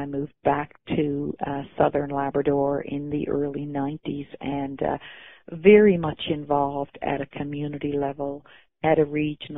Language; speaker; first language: English; native; English